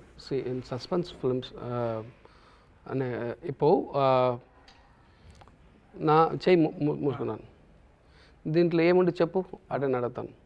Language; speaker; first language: Telugu; non-native, learner; Tamil